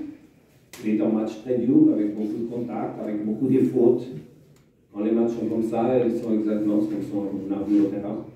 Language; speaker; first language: French; non-native, fluent; Portuguese